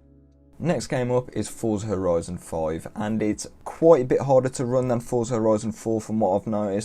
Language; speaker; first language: English; native; English